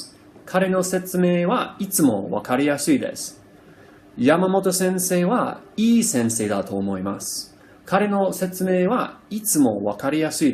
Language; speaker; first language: Japanese; non-native, fluent; English